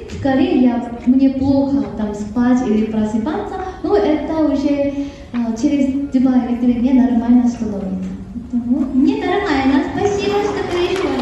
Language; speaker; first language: Russian; non-native, fluent; Korean